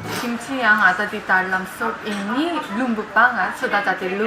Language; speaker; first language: Indonesian; non-native, fluent; Korean